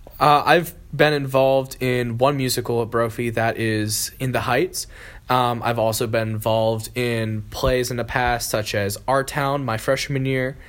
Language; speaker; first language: English; native; English